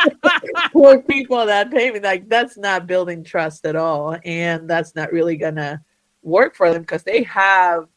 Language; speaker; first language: English; early bilingual, other home language; Spanish